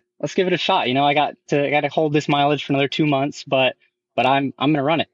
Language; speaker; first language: English; native; English